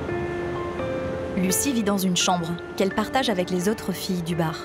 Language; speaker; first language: French; native; French